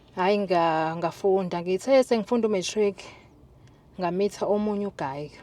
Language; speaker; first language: Zulu; native; Zulu